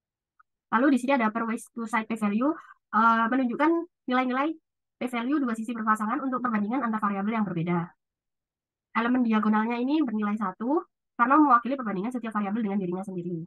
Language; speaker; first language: Indonesian; native; Indonesian